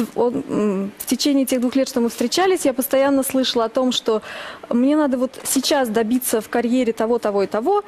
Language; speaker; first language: Russian; native; Russian